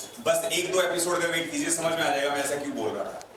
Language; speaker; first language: Hindi; native; Hindi